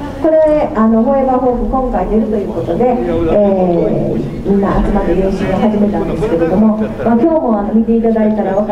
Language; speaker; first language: Japanese; native; Japanese